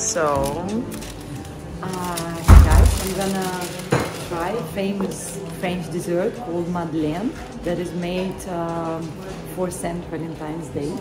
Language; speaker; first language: English; non-native, fluent; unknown